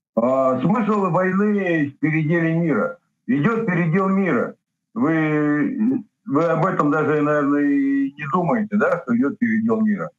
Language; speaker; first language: Russian; native; Russian